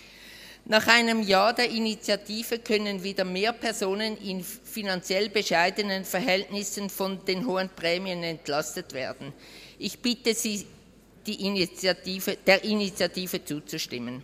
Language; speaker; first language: German; native; German